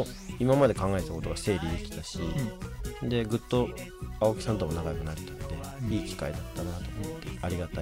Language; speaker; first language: Japanese; native; Japanese